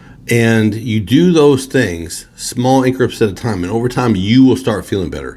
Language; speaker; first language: English; native; English